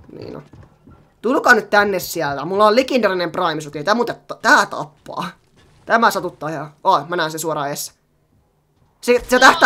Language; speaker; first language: Finnish; native; Finnish